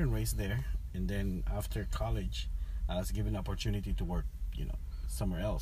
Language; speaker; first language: English; non-native, local second language; Filipino